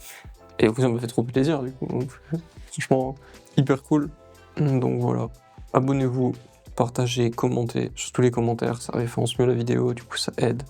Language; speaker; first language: French; native; French